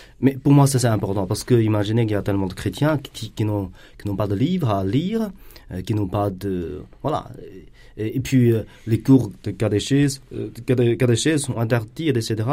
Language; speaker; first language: French; non-native, fluent; Chinese